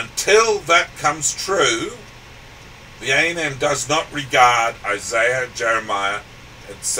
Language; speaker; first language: English; native; English